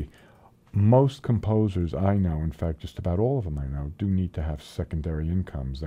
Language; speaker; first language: English; native; English